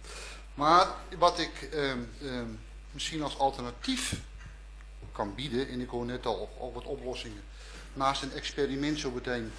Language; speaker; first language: Dutch; native; Dutch